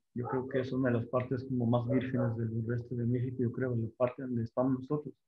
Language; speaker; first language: Spanish; non-native, local second language; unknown